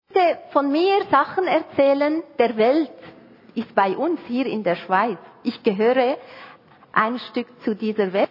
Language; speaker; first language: German; non-native, fluent; Arabic